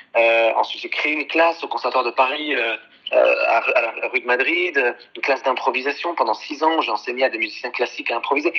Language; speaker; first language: French; early bilingual, other home language; Arabic